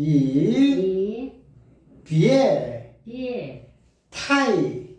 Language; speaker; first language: Korean; native; Korean